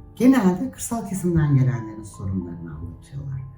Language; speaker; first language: Turkish; native; Turkish